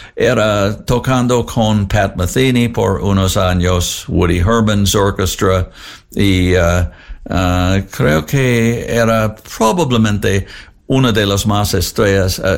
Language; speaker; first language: Spanish; non-native, learner; English